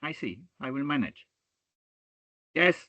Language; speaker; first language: English; non-native, fluent; French